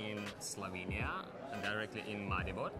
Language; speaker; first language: English; non-native, fluent; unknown